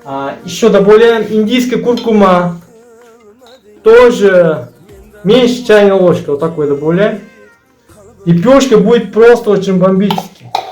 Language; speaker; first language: Russian; non-native, learner; Uzbek